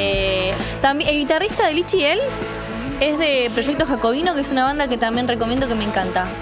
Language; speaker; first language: Spanish; native; Spanish